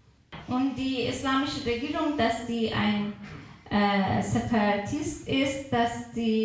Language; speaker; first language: German; non-native, fluent; Persian